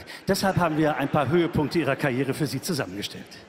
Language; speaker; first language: German; native; German